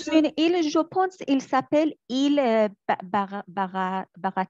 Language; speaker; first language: French; non-native, learner; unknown